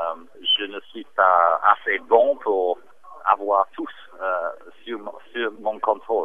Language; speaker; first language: French; non-native, fluent; English